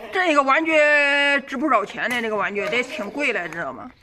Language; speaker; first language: Chinese; native; Chinese